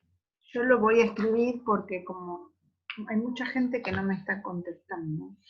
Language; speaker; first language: Spanish; native; Spanish